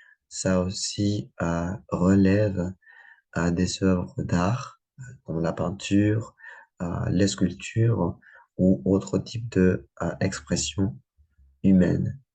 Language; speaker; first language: French; non-native, learner; Spanish